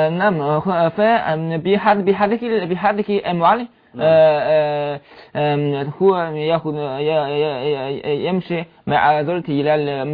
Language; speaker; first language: Arabic; non-native, learner; Chinese